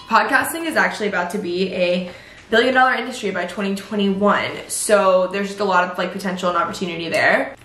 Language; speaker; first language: English; native; English